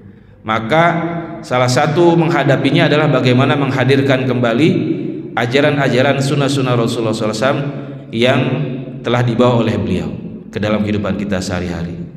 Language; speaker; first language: Indonesian; native; Indonesian